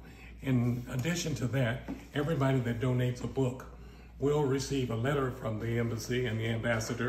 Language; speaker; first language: English; native; English